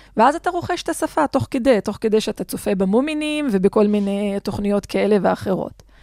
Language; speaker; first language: Hebrew; non-native, local second language; Adyghe